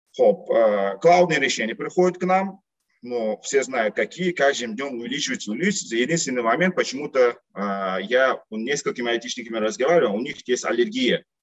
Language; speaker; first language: Russian; non-native, local second language; Uzbek